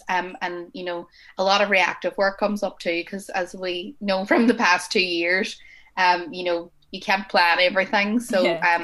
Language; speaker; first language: English; native; English